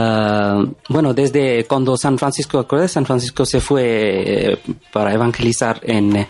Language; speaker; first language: Spanish; non-native, learner; Bangla